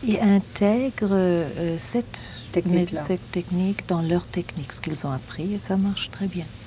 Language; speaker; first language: French; non-native, fluent; German